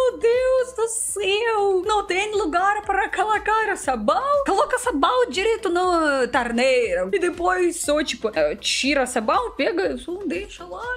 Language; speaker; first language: Portuguese; non-native, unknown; Russian